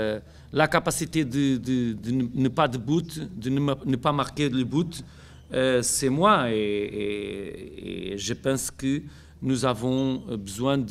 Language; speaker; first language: French; non-native, learner; Portuguese